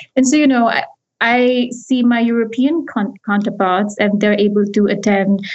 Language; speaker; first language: English; non-native, local second language; Hindi